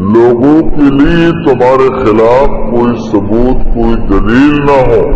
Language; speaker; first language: Urdu; non-native, local second language; Pashto